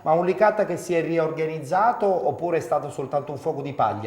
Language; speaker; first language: Italian; native; Italian